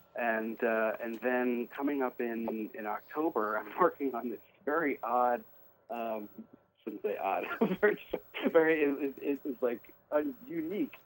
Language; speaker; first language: English; native; English